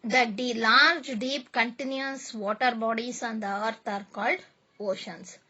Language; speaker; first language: English; non-native, local second language; Kannada